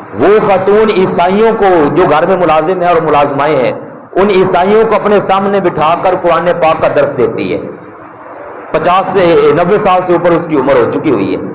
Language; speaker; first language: Urdu; non-native, local second language; Punjabi